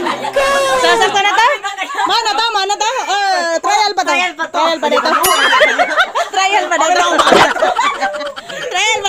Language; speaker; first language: Cebuano; native; Cebuano